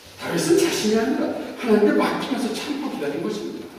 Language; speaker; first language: Korean; native; Korean